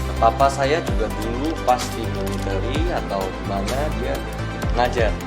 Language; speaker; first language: Indonesian; non-native, fluent; Korean